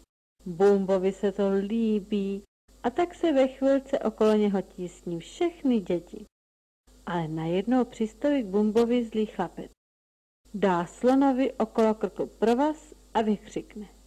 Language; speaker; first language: Czech; native; Czech